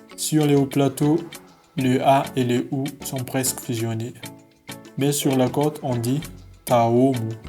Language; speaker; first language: French; non-native, local second language; Malagasy